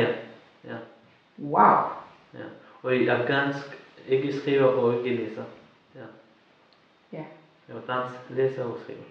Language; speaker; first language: Danish; non-native, learner; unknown